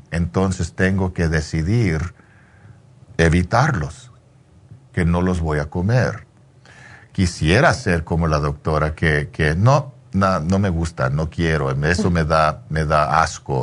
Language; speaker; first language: Spanish; early bilingual, heritage; English